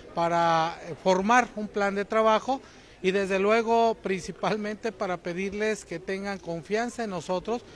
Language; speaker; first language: Spanish; native; Spanish